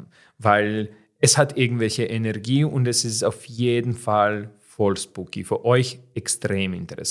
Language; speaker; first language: German; non-native, fluent; Serbian